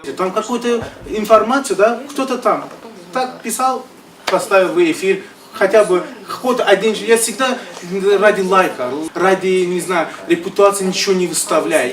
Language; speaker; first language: Russian; non-native, fluent; Persian